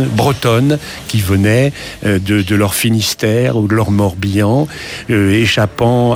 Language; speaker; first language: French; native; French